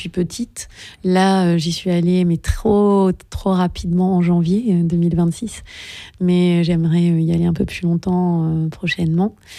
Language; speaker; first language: French; native; French